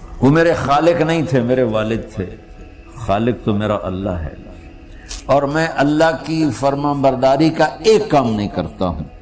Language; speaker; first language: Urdu; non-native, local second language; Punjabi